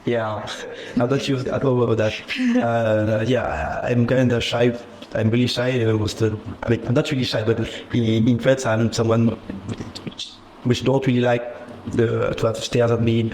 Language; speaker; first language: English; non-native, fluent; French